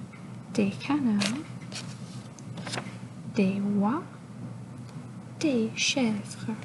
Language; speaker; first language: French; non-native, local second language; English